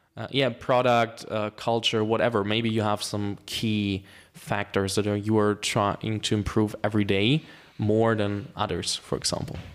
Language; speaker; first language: English; non-native, fluent; German